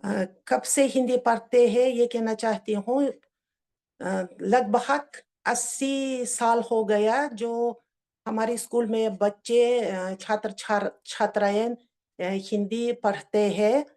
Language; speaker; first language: Hindi; non-native, fluent; Uzbek